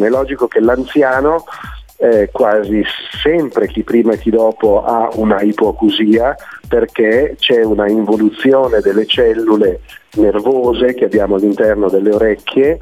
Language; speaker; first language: Italian; native; Italian